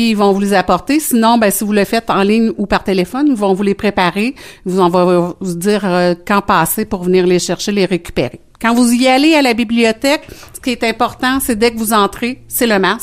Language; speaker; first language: French; native; French